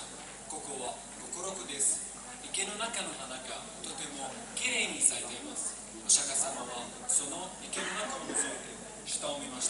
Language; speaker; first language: Japanese; non-native, learner; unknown